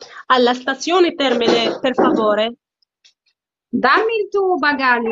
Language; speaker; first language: Italian; non-native, learner; Arabic